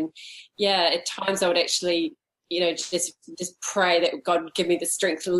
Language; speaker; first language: English; native; English